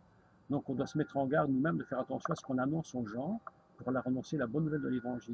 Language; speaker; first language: French; native; French